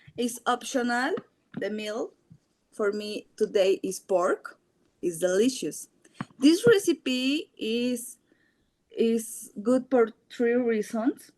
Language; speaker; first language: English; non-native, learner; Spanish